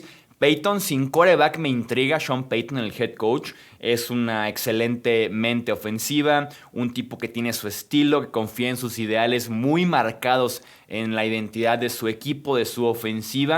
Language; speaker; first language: Spanish; native; Spanish